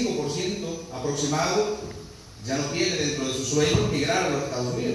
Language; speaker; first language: Spanish; native; Spanish